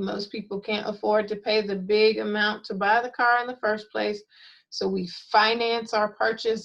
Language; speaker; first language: English; native; English